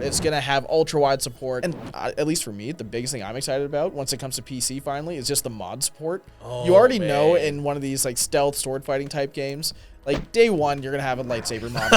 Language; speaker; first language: English; native; English